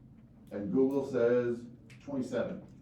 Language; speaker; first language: English; native; English